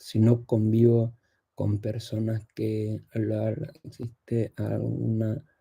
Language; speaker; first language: Spanish; non-native, fluent; English